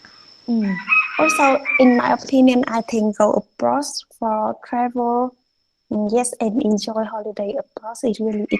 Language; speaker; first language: English; non-native, fluent; Vietnamese